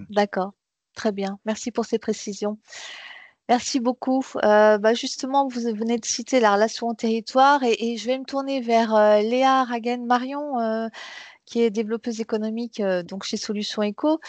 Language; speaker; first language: French; native; French